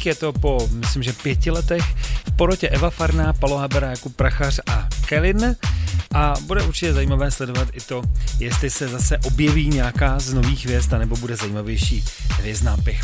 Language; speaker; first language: Czech; native; Czech